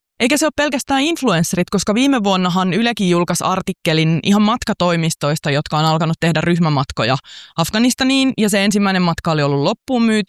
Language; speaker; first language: Finnish; native; Finnish